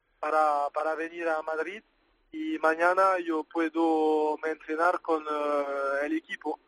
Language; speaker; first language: Spanish; non-native, learner; French